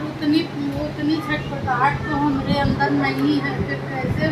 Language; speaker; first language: Hindi; native; Hindi